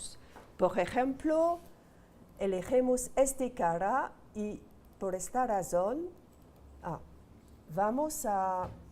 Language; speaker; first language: Spanish; non-native, fluent; French